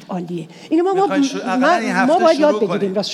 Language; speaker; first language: Persian; native; Persian